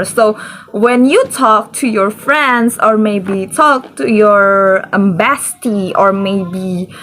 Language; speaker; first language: English; non-native, learner; Indonesian